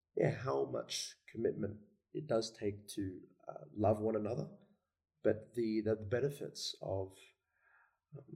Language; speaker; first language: English; native; English